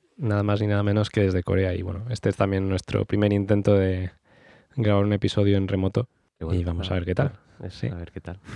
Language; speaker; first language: Spanish; native; Spanish